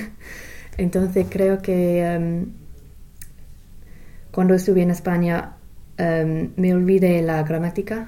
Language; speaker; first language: Spanish; non-native, fluent; English